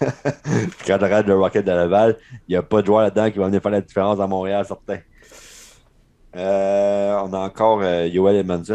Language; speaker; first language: French; native; French